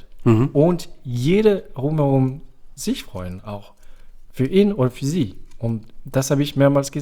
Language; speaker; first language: German; non-native, fluent; French